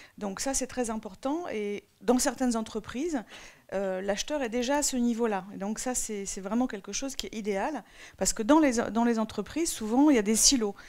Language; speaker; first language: French; native; French